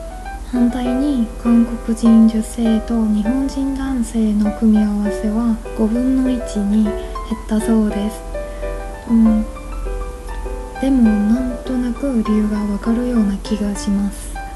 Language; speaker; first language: Japanese; non-native, fluent; Korean